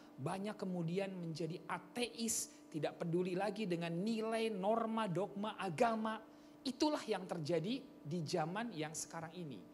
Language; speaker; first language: Indonesian; native; Indonesian